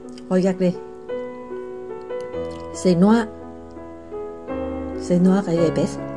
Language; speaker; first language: French; non-native, fluent; Vietnamese